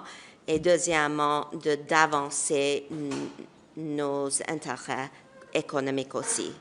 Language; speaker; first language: French; non-native, local second language; English